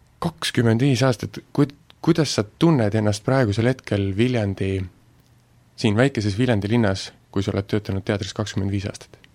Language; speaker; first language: Estonian; native; Estonian